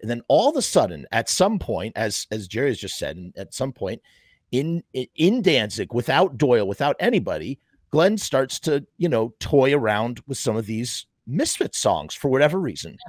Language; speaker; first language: English; native; English